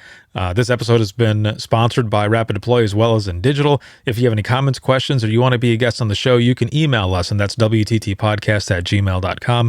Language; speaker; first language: English; native; English